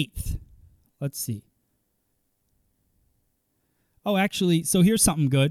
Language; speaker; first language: English; native; English